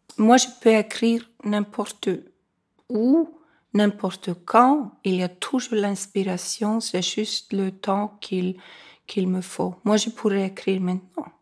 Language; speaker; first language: French; non-native, fluent; Icelandic